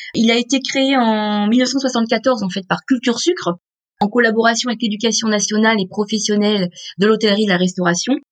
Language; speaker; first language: French; native; French